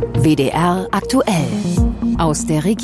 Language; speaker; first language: German; native; German